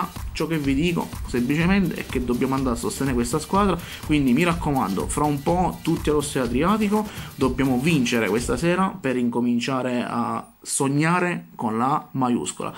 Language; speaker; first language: Italian; native; Italian